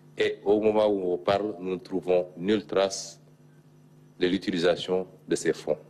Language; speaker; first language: French; non-native, local second language; Wolof